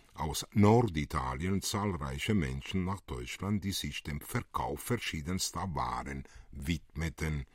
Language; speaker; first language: German; early bilingual, other home language; Italian